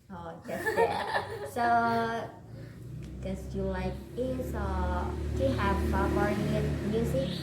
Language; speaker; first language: English; non-native, learner; Indonesian